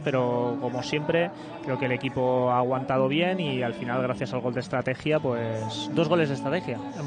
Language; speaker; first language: Spanish; native; Spanish